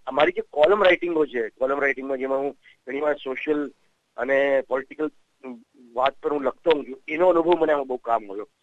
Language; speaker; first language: Gujarati; native; Gujarati